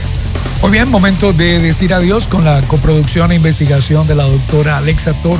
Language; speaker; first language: Spanish; native; Spanish